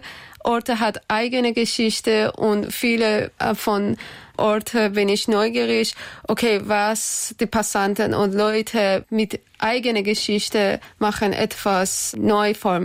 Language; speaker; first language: German; non-native, learner; Persian